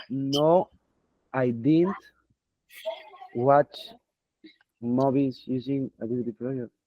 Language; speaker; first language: English; non-native, learner; Spanish